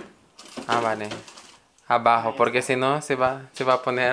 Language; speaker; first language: Spanish; non-native, learner; Filipino